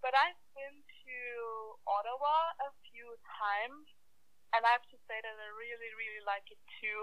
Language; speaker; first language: English; non-native, fluent; German